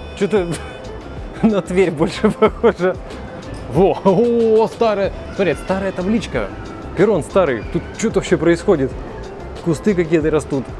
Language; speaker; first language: Russian; native; Russian